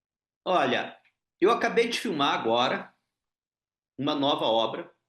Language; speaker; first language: Portuguese; non-native, local second language; Ukrainian